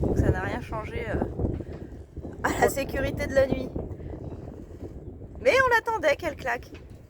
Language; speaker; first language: French; native; French